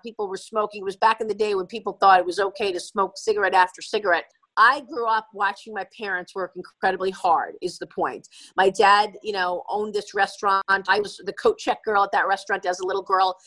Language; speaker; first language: English; native; English